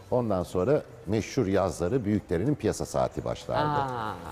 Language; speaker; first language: Turkish; native; Turkish